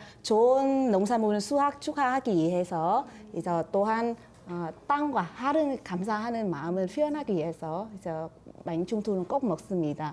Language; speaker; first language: Korean; non-native, fluent; Vietnamese